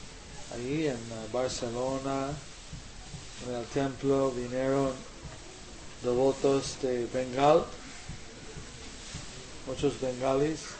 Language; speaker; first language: Spanish; non-native, learner; English